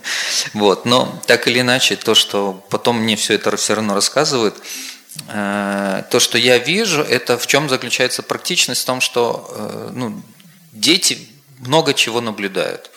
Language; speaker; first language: Russian; native; Russian